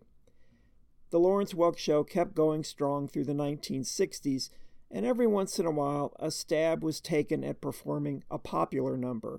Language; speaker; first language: English; native; English